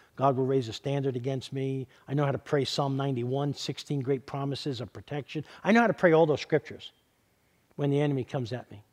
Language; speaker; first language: English; native; English